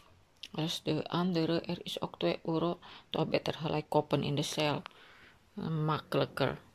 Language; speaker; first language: Dutch; non-native, learner; Indonesian